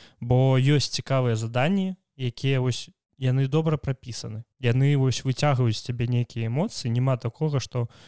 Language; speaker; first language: Belarusian; non-native, local second language; Russian